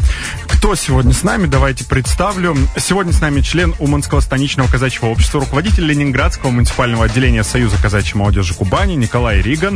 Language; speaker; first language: Russian; native; Russian